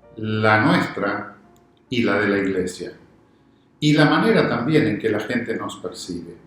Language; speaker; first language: Spanish; native; Spanish